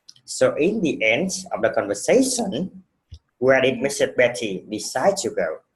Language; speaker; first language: English; non-native, fluent; Vietnamese